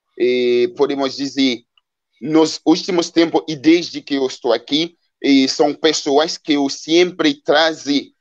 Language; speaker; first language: Portuguese; non-native, fluent; Haitian Creole